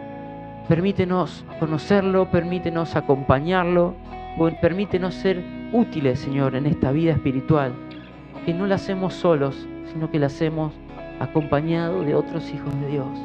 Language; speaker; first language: Spanish; native; Spanish